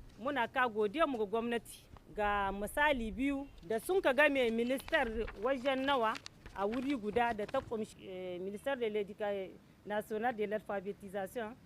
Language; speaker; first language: Hausa; native; Hausa